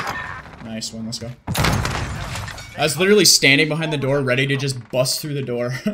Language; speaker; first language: English; native; English